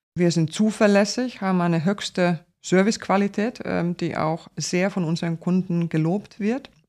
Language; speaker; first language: German; non-native, fluent; Finnish